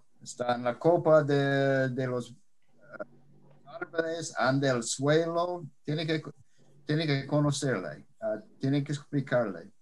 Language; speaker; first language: Spanish; non-native, fluent; English